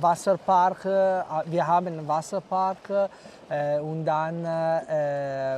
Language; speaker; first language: German; non-native, fluent; Italian